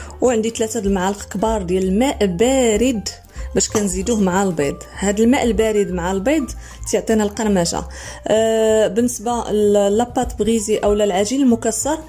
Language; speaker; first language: Arabic; native; Arabic